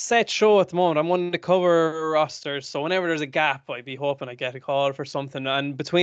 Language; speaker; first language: English; native; English